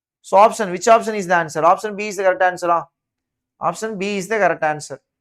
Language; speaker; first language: English; non-native, local second language; Tamil